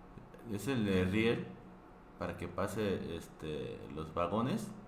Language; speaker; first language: Spanish; non-native, fluent; Korean